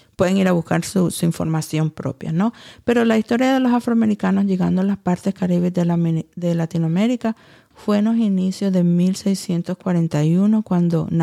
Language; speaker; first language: Spanish; early bilingual, heritage; Spanish